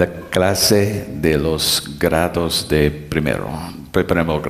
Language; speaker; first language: Spanish; non-native, learner; English